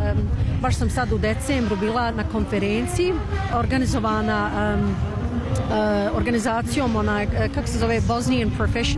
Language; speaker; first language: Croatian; early bilingual, other home language; Bosnian